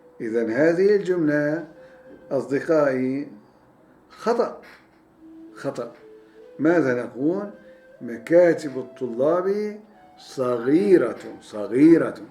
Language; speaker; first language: Arabic; non-native, fluent; Turkish